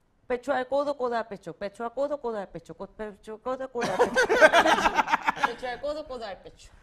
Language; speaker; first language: Spanish; non-native, fluent; Japanese